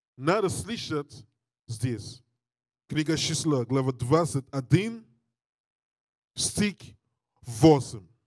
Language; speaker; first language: Russian; non-native, learner; English